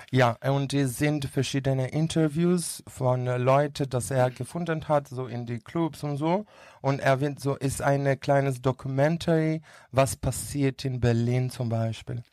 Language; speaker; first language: German; non-native, learner; Greek